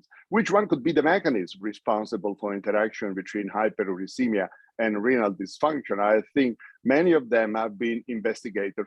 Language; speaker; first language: English; non-native, fluent; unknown